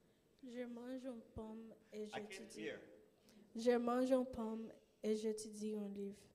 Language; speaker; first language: French; non-native, learner; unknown